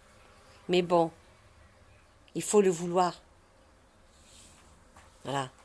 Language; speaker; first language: French; native; French